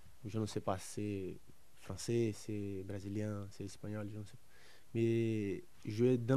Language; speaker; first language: French; non-native, learner; Portuguese